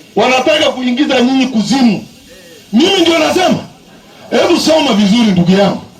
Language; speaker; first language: Swahili; non-native, local second language; Kalenjin